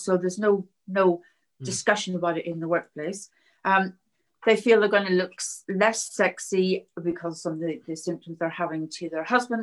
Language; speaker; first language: English; native; English